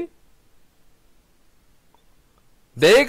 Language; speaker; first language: Korean; native; Korean